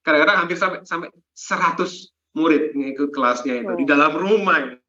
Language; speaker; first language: Indonesian; non-native, fluent; English